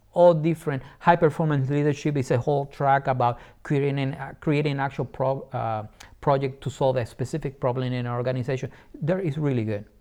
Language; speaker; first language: English; non-native, fluent; Spanish